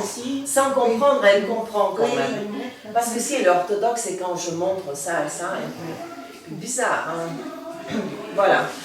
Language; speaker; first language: French; non-native, fluent; Bulgarian